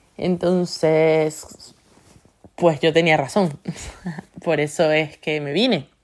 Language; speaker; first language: Spanish; native; Spanish